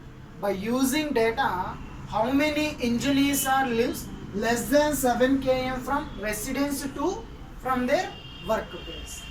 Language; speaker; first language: English; non-native, local second language; Telugu